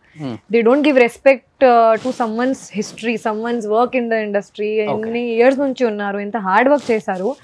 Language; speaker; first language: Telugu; non-native, local second language; Hindi